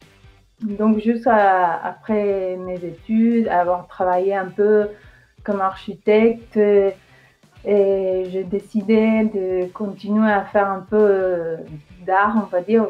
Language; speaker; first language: French; non-native, fluent; Spanish